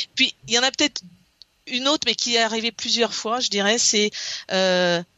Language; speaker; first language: French; native; French